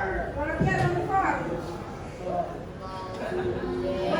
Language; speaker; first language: English; non-native, fluent; Indonesian